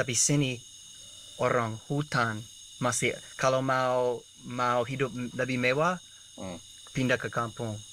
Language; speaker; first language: Indonesian; non-native, learner; English